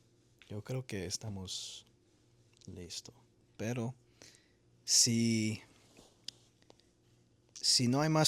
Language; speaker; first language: Spanish; early bilingual, heritage; Spanish